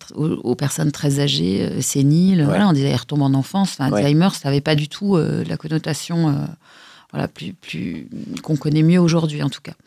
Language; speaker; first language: French; native; French